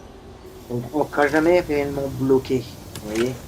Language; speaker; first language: French; native; French